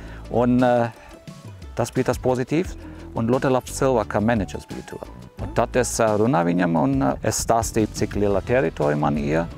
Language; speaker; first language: Latvian; non-native, learner; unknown